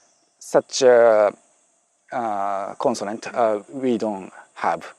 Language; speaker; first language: English; non-native, fluent; Japanese